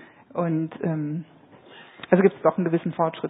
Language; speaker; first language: German; native; German